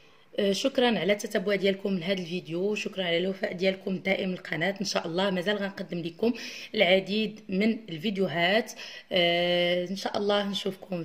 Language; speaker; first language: Arabic; native; Arabic